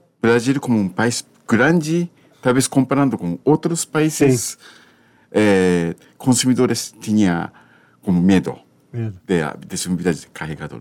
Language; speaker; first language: Portuguese; non-native, learner; Japanese